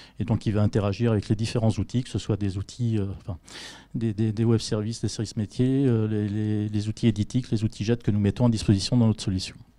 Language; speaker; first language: French; native; French